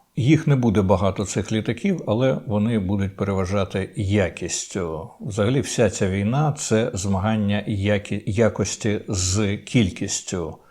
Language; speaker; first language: Ukrainian; native; Ukrainian